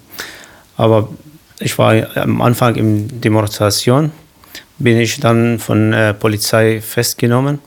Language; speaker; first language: German; non-native, learner; Kurdish